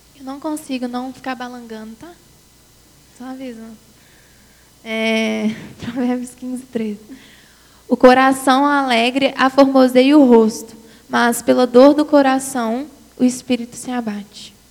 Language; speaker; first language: Portuguese; native; Portuguese